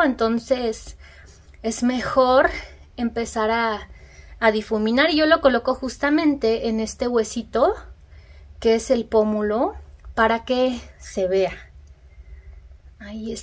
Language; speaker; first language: Spanish; native; Spanish